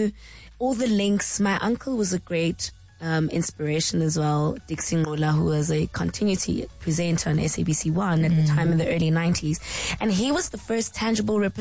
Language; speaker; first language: English; non-native, local second language; Xhosa